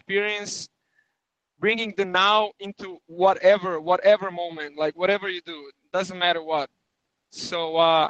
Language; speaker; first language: English; non-native, fluent; Serbian